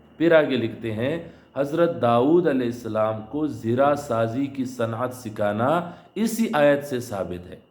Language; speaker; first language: Urdu; non-native, local second language; Pashto